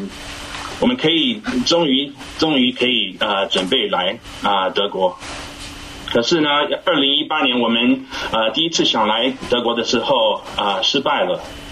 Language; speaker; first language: Chinese; early bilingual, heritage; English